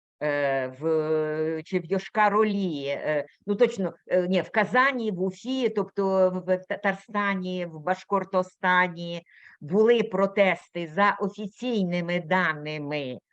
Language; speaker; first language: Ukrainian; native; Ukrainian